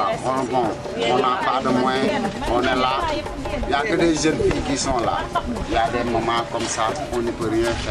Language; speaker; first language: French; non-native, learner; Wolof